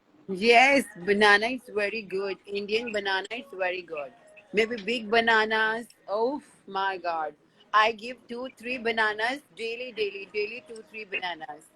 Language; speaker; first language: English; non-native, learner; Hindi